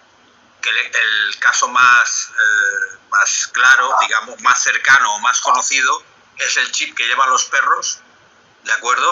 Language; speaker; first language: Spanish; native; Spanish